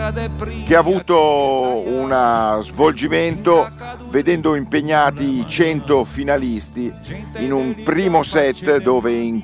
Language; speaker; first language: Italian; native; Italian